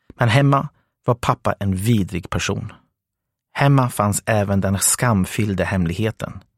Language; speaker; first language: Swedish; non-native, fluent; English